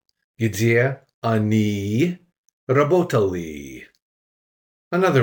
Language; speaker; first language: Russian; non-native, fluent; English